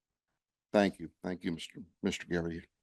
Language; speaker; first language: English; native; English